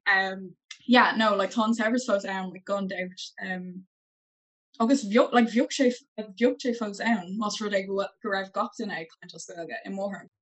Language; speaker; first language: Irish; non-native, local second language; English